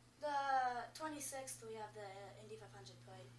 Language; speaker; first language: English; native; English